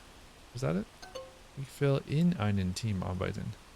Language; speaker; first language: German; non-native, learner; English